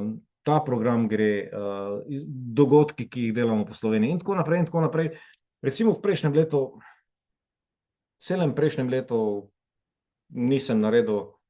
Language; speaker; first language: Slovenian; native; Slovenian